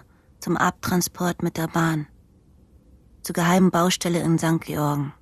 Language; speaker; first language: German; native; German